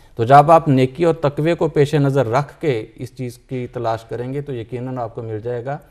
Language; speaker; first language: Urdu; native; Urdu